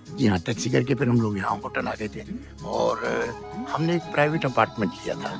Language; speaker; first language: Urdu; native; Urdu